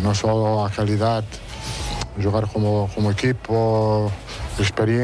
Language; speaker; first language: Portuguese; non-native, fluent; Italian